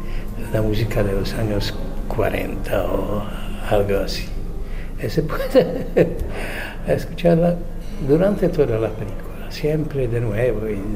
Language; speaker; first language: Spanish; non-native, fluent; Czech